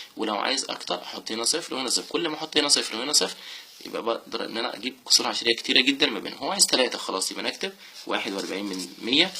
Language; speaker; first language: Arabic; native; Arabic